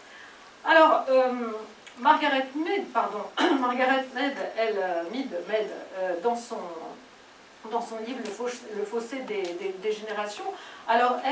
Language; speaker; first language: French; native; French